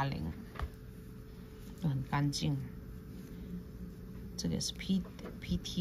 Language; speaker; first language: Chinese; non-native, local second language; Cantonese